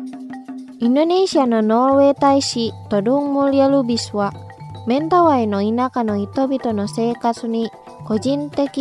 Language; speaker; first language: Japanese; non-native, fluent; Indonesian